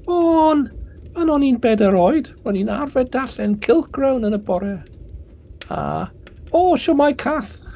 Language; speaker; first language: Welsh; non-native, learner; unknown